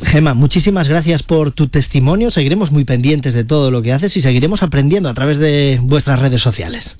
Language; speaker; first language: Spanish; native; Spanish